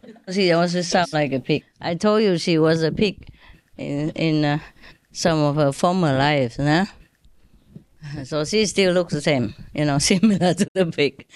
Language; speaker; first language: English; non-native, fluent; Vietnamese